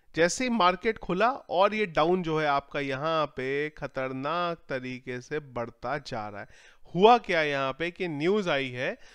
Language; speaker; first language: Hindi; native; Hindi